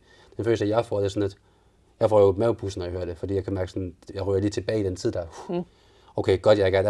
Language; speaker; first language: Danish; native; Danish